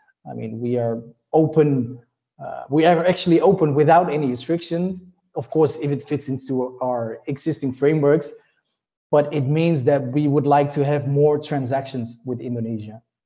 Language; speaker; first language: English; non-native, fluent; Dutch